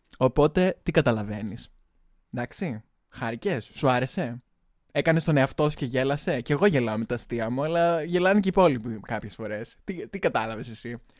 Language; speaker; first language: Greek; native; Greek